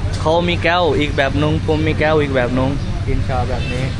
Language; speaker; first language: Thai; non-native, fluent; Urdu